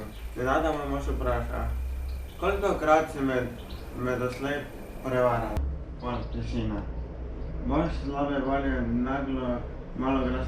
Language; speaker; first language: Slovenian; early bilingual, other home language; Polish